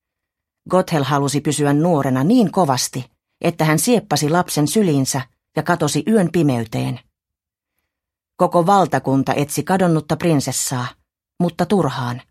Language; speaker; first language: Finnish; native; Finnish